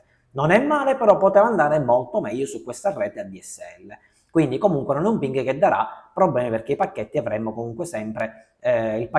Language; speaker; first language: Italian; native; Italian